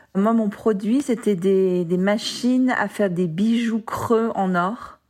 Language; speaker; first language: French; native; French